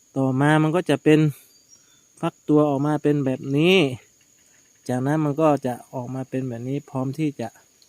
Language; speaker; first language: Thai; native; Thai